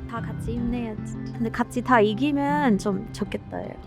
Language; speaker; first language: Korean; non-native, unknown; English